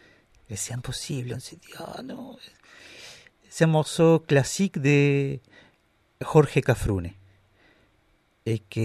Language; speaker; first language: French; non-native, learner; Spanish